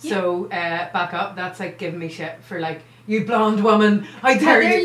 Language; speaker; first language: English; native; English